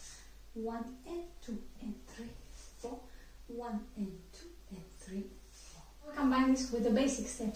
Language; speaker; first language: English; non-native, fluent; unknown